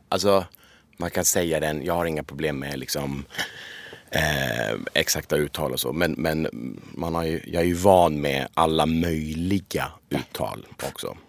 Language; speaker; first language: Swedish; early bilingual, other home language; Persian